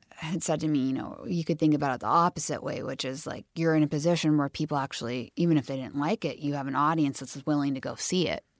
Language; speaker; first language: English; native; English